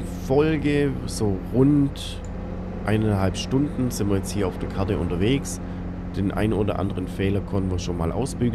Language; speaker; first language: German; native; German